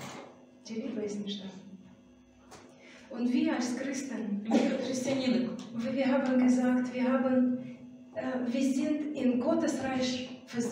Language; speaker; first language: German; non-native, fluent; Russian